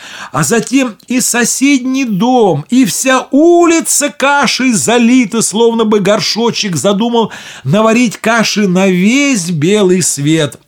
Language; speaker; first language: Russian; native; Russian